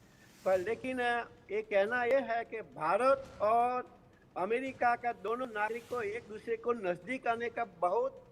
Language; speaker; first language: Hindi; non-native, local second language; Gujarati